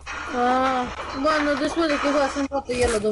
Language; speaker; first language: Spanish; native; Spanish